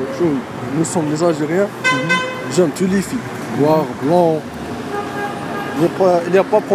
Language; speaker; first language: French; non-native, local second language; Arabic